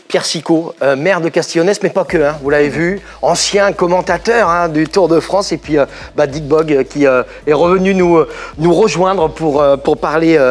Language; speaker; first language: French; native; French